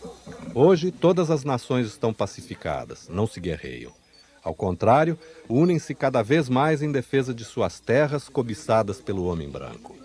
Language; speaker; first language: Portuguese; native; Portuguese